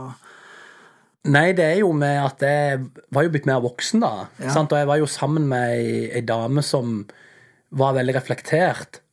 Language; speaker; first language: Norwegian; native; Norwegian